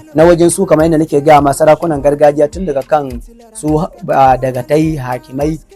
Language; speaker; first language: Hausa; non-native, local second language; Fula